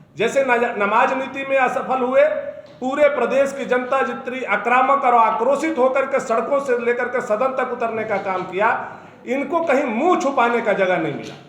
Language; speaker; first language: Hindi; native; Hindi